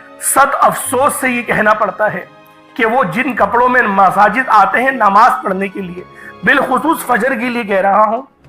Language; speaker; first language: Urdu; native; Urdu